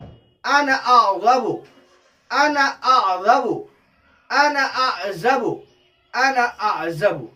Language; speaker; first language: Arabic; non-native, fluent; Urdu